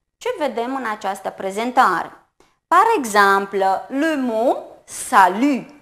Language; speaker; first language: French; non-native, fluent; Romanian